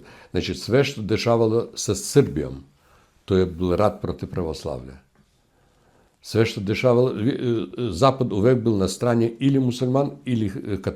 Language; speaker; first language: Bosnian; non-native, fluent; Russian